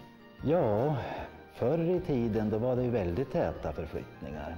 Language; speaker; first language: Swedish; native; Swedish